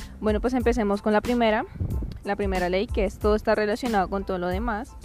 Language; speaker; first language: Spanish; native; Spanish